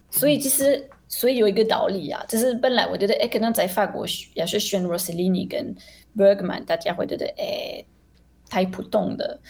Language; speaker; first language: Chinese; non-native, fluent; French